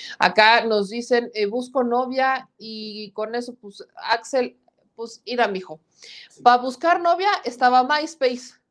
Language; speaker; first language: Spanish; native; Spanish